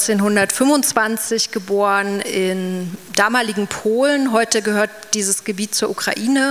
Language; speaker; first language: German; native; German